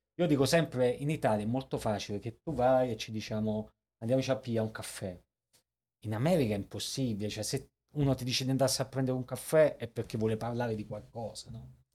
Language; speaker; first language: Italian; native; Italian